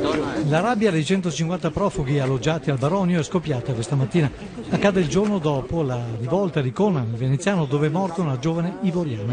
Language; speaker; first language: Italian; native; Italian